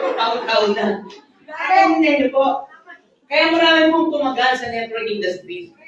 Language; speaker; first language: Filipino; native; Filipino